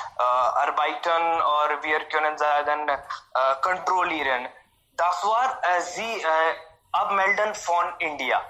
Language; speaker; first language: German; non-native, learner; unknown